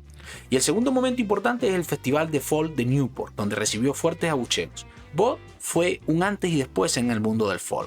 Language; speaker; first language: Spanish; native; Spanish